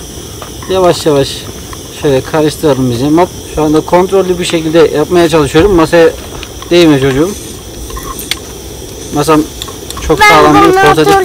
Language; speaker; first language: Turkish; native; Turkish